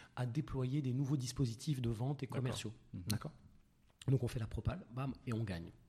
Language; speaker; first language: French; native; French